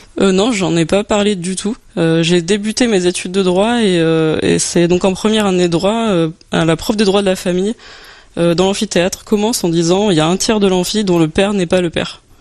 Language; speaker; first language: French; native; French